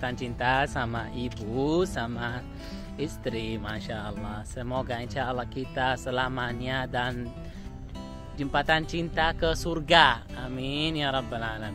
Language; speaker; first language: Indonesian; non-native, learner; Arabic